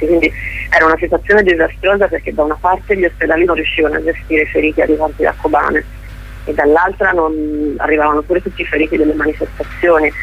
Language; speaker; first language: Italian; native; Italian